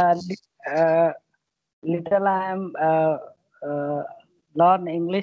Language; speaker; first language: English; non-native, learner; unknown